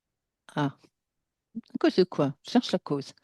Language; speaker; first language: French; native; French